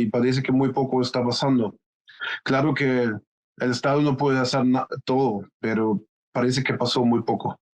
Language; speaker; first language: Spanish; non-native, fluent; German